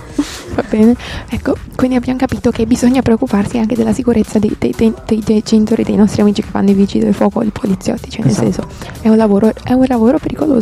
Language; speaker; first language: Italian; native; Italian